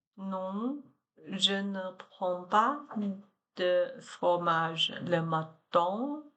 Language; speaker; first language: French; non-native, learner; Chinese